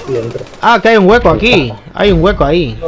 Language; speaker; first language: Spanish; native; Spanish